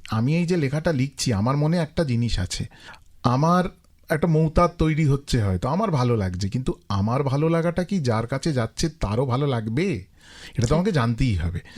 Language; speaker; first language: Bangla; native; Bangla